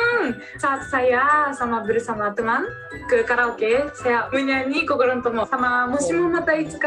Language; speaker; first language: Indonesian; non-native, learner; Japanese